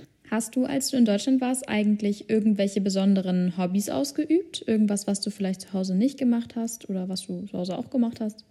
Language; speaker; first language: German; native; German